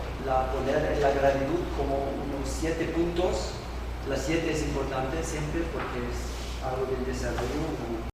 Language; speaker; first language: Spanish; non-native, learner; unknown